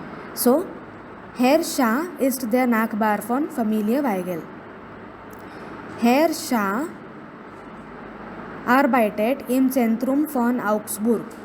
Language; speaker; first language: German; non-native, fluent; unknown